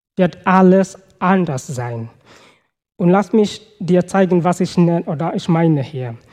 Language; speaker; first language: German; non-native, fluent; Swahili